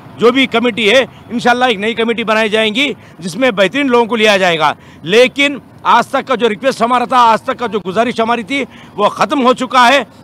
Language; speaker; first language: Urdu; native; Urdu